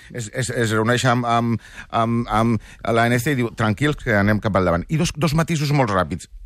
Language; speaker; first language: Catalan; non-native, local second language; Spanish